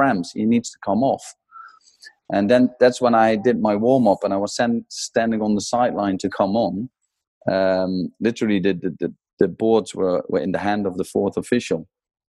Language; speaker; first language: English; non-native, fluent; Dutch